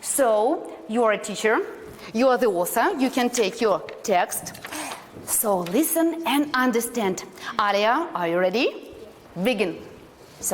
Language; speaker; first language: English; non-native, fluent; Russian